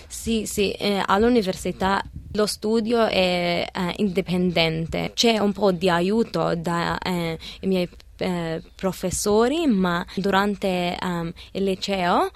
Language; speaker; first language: Italian; early bilingual, other home language; Arabic